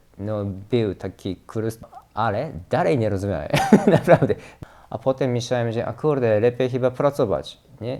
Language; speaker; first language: Polish; non-native, learner; Japanese